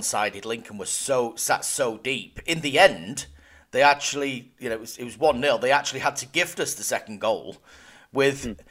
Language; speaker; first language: English; native; English